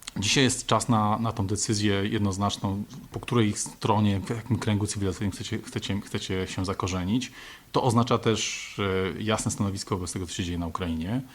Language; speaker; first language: Polish; native; Polish